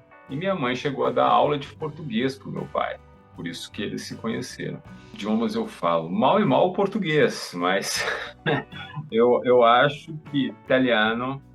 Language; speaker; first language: Portuguese; native; Portuguese